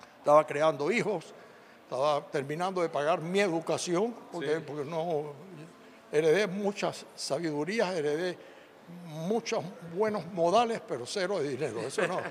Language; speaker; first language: Spanish; native; Spanish